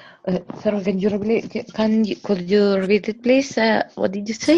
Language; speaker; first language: English; non-native, learner; Spanish